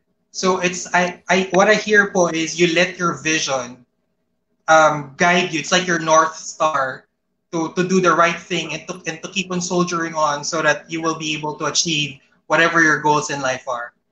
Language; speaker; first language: English; non-native, local second language; Filipino